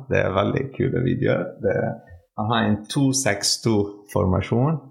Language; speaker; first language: Norwegian; non-native, fluent; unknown